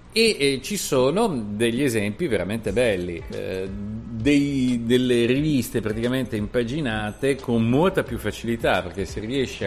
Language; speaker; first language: Italian; native; Italian